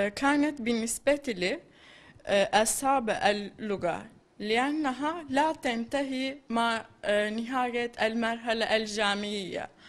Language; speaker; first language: Arabic; non-native, learner; Turkish